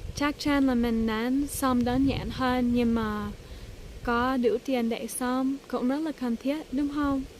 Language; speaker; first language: Vietnamese; early bilingual, heritage; English